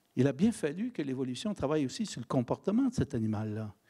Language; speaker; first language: French; native; French